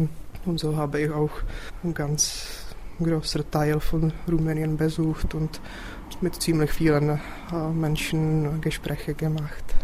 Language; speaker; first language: German; non-native, fluent; Czech